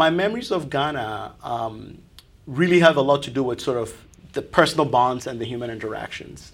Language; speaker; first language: English; non-native, local second language; Akan